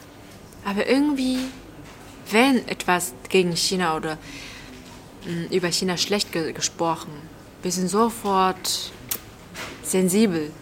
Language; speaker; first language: German; non-native, learner; Chinese